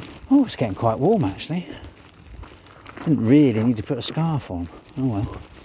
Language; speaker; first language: English; native; English